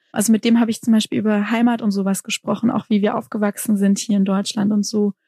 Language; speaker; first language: German; native; German